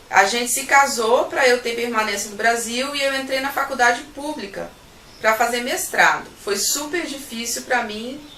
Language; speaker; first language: Portuguese; native; Portuguese